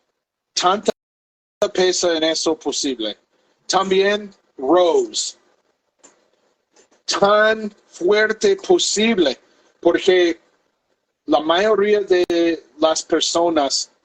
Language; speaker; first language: Spanish; non-native, fluent; English